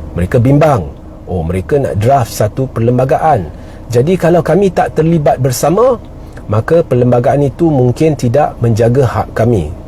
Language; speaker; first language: Malay; native; Malay